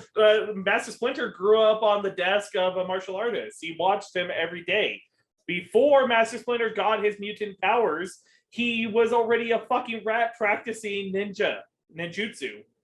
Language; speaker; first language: English; native; English